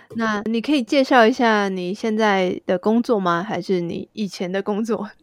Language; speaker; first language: Chinese; native; Chinese